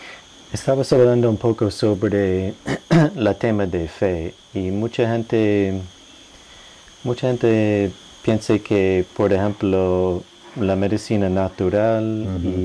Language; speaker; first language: Spanish; non-native, fluent; English